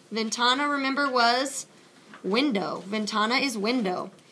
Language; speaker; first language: English; native; English